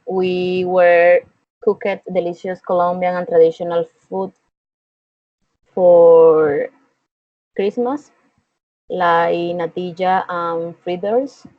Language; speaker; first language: English; non-native, learner; Spanish